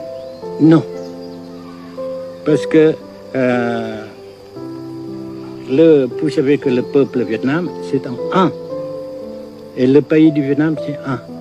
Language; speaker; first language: French; non-native, fluent; Vietnamese